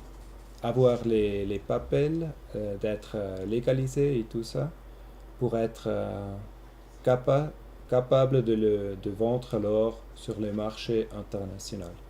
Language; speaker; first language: French; non-native, local second language; German